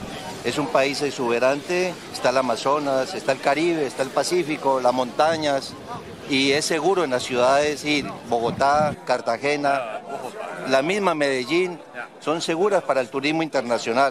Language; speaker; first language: Spanish; native; Spanish